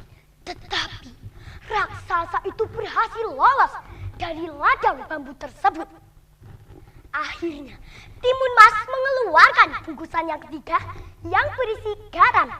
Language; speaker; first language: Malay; non-native, local second language; Javanese